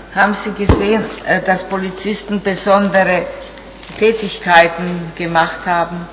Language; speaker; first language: German; non-native, fluent; Italian